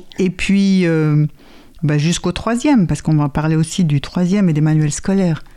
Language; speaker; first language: French; native; French